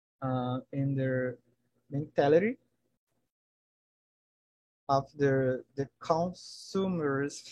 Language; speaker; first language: English; non-native, learner; Portuguese